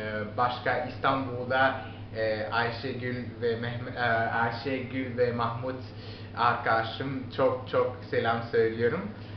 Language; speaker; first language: Turkish; non-native, learner; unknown